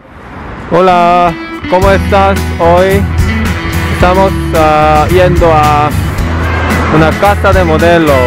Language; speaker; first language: Spanish; non-native, fluent; Korean